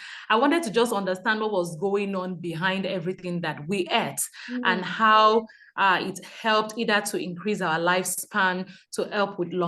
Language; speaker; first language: English; non-native, local second language; Yoruba